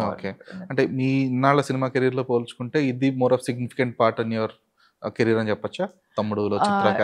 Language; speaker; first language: Telugu; native; Telugu